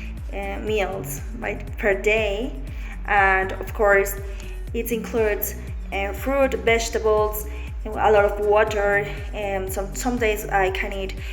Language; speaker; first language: English; non-native, learner; Spanish